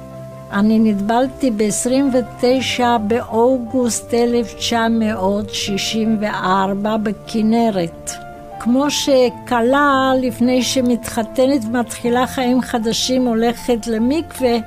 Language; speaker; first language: Hebrew; non-native, fluent; Romanian